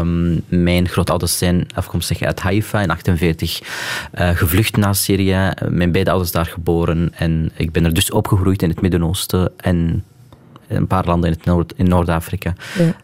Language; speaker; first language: Dutch; non-native, local second language; Arabic